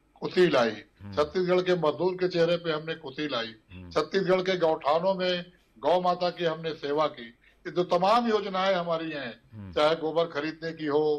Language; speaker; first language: Hindi; native; Hindi